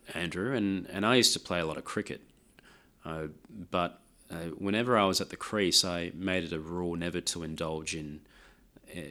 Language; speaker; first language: English; non-native, local second language; Lao